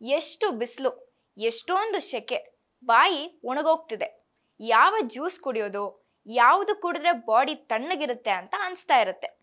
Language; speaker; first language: Kannada; native; Kannada